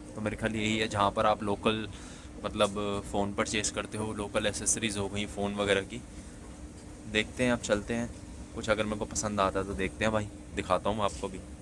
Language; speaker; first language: Hindi; native; Hindi